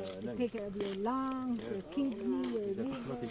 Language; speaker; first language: English; non-native, local second language; Filipino